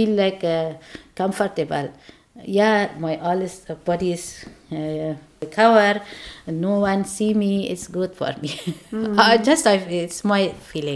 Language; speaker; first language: English; non-native, learner; Persian